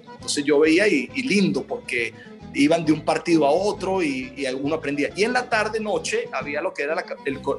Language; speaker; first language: Spanish; early bilingual, other home language; Italian